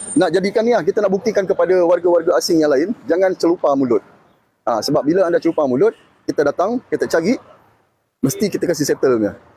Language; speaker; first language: Malay; native; Malay